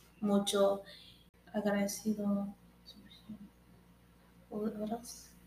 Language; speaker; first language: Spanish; early bilingual, heritage; English